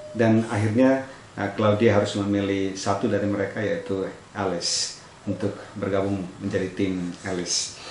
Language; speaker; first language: Indonesian; non-native, local second language; Tetum